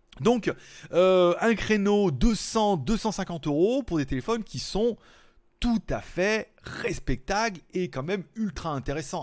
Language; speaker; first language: French; native; French